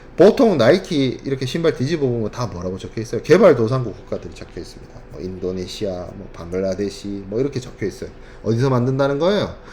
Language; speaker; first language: Korean; native; Korean